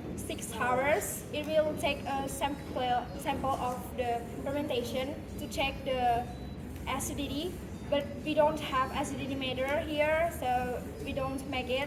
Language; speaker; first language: English; non-native, learner; Indonesian